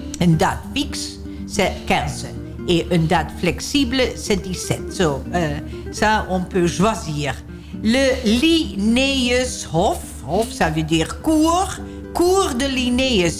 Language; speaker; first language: French; non-native, learner; Dutch